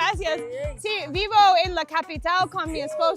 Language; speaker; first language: Spanish; non-native, learner; English